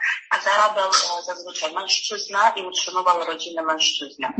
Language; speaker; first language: Polish; non-native, fluent; Ukrainian